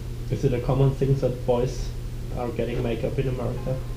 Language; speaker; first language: English; non-native, fluent; German